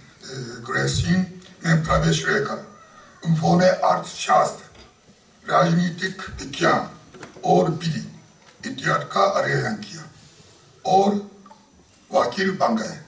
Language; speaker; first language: Hindi; non-native, fluent; Japanese